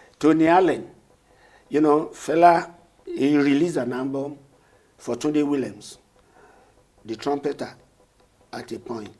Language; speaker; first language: English; non-native, local second language; Yoruba